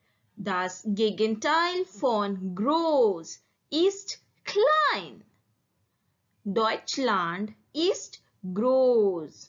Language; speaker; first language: German; non-native, learner; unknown